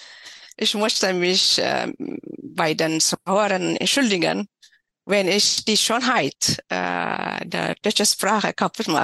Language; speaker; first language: German; non-native, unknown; Tigrinya